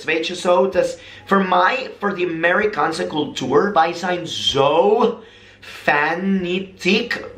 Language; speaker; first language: Dutch; non-native, learner; English